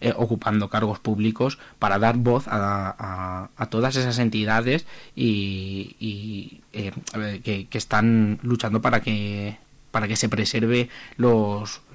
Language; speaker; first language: Spanish; native; Spanish